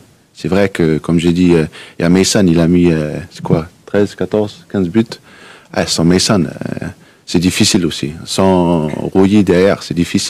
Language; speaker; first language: French; non-native, fluent; Danish